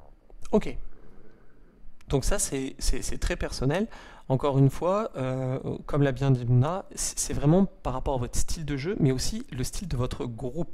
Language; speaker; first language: French; native; French